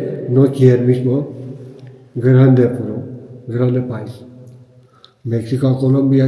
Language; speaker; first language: Spanish; non-native, learner; Turkish